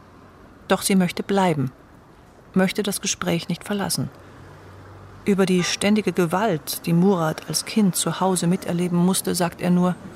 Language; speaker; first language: German; native; German